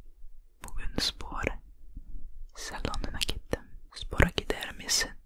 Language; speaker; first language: Turkish; non-native, learner; Finnish